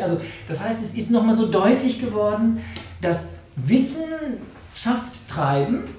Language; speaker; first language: German; native; German